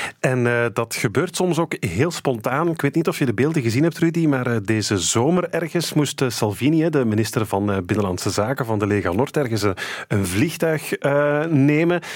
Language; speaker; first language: Dutch; native; Dutch